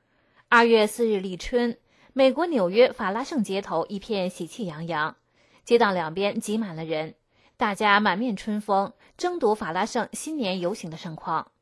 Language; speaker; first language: Chinese; native; Chinese